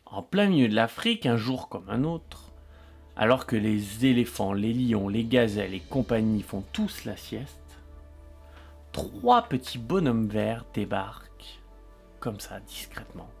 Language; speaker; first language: French; native; French